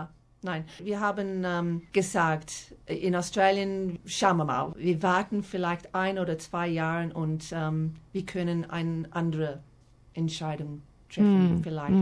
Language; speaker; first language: German; non-native, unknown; English